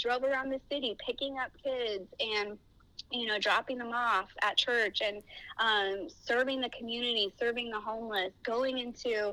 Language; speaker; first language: English; native; English